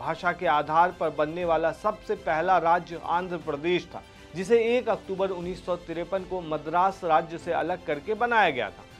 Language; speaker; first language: Hindi; native; Hindi